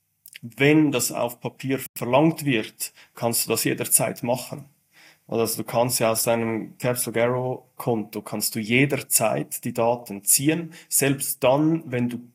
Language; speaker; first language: German; native; German